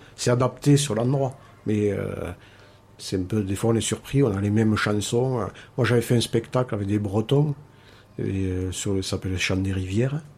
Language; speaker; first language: French; native; French